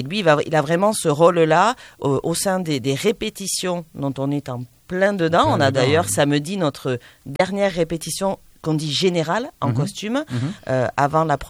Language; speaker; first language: French; native; French